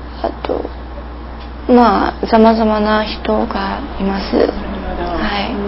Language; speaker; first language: Japanese; non-native, learner; English